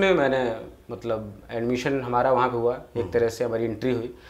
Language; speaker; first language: Hindi; native; Hindi